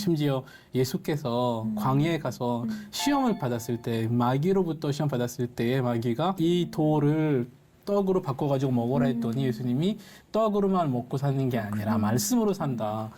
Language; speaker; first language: Korean; non-native, fluent; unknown